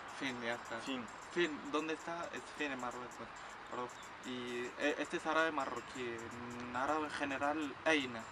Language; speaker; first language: Spanish; non-native, local second language; Arabic